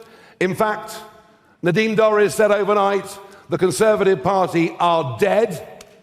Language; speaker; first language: English; native; English